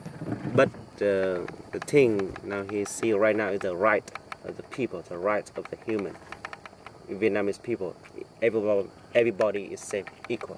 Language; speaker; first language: English; non-native, learner; Vietnamese